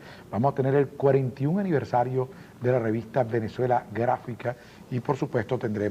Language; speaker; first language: Spanish; native; Spanish